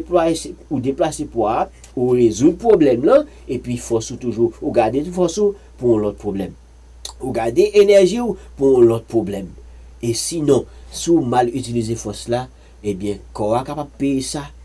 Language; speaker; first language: French; non-native, learner; Haitian Creole